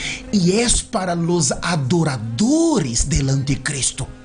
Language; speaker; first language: Spanish; non-native, learner; Portuguese